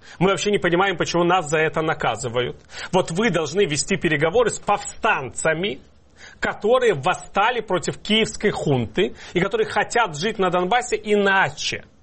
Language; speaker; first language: Russian; native; Russian